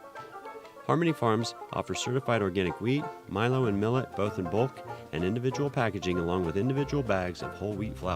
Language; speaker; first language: English; native; English